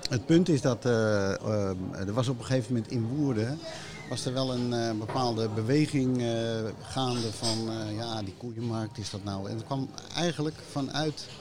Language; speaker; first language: Dutch; native; Dutch